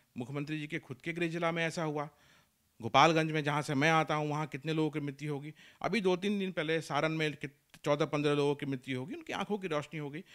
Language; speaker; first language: Hindi; native; Hindi